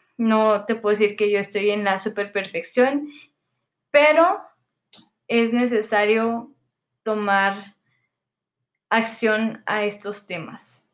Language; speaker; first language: Spanish; native; Spanish